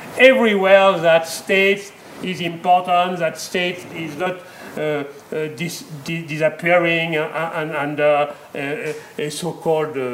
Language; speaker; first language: English; non-native, fluent; French